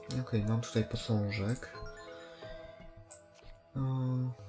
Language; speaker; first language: Polish; native; Polish